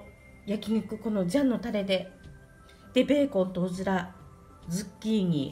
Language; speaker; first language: Japanese; native; Japanese